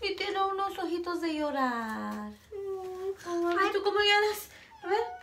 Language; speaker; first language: Spanish; early bilingual, heritage; Spanish